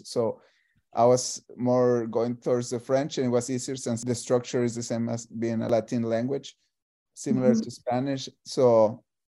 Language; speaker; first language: English; non-native, fluent; Spanish